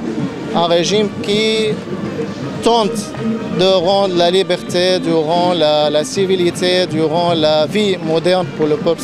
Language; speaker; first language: French; non-native, fluent; Arabic